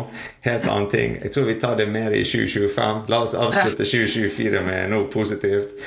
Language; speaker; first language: Norwegian; non-native, fluent; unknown